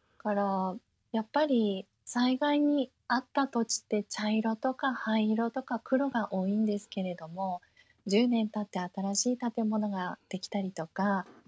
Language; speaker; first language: Japanese; early bilingual, heritage; Japanese